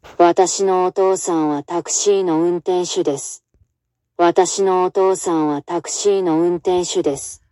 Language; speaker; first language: Japanese; non-native, learner; English